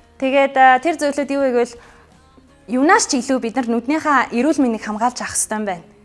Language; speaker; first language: Mongolian; non-native, fluent; English